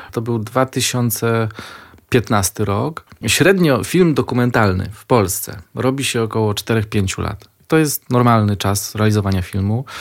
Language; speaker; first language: Polish; native; Polish